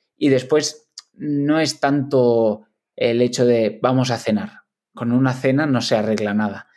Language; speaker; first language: Spanish; non-native, local second language; Catalan